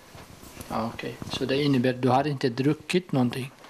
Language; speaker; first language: Swedish; non-native, fluent; Arabic